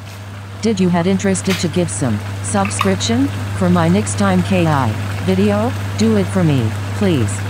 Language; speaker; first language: English; non-native, learner; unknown